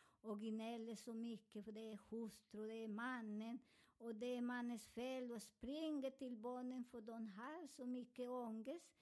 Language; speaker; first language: Swedish; non-native, learner; Spanish